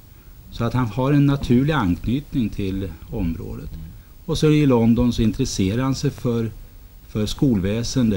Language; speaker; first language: Swedish; native; Swedish